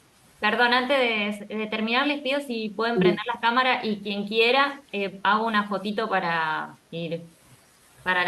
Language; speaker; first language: Spanish; native; Spanish